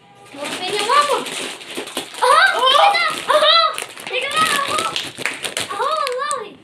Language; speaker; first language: Arabic; native; Arabic